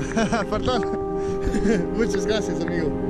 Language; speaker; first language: Spanish; non-native, learner; Danish